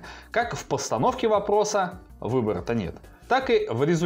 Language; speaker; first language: Russian; native; Russian